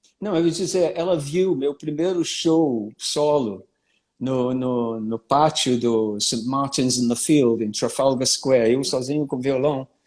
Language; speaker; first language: Portuguese; non-native, fluent; English